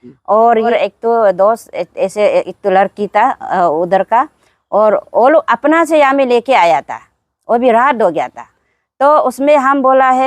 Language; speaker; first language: Hindi; non-native, local second language; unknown